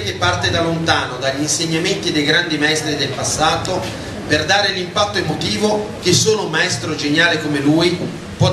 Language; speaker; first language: Italian; native; Italian